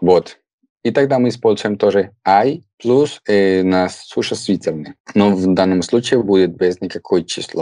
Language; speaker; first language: Russian; non-native, fluent; Spanish